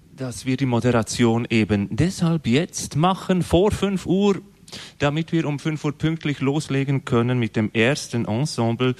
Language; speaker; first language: German; native; German